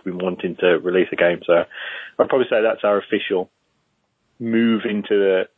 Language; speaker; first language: English; native; English